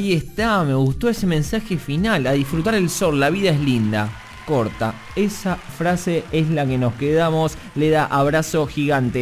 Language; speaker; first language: Spanish; native; Spanish